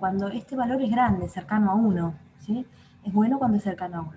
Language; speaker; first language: Spanish; native; Spanish